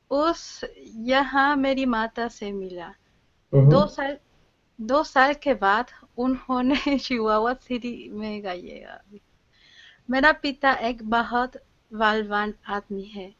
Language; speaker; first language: Hindi; non-native, learner; Spanish